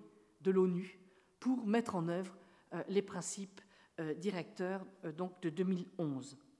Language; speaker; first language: French; native; French